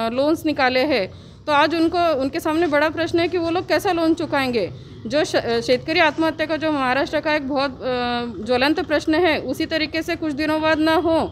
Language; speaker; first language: Hindi; non-native, local second language; Marathi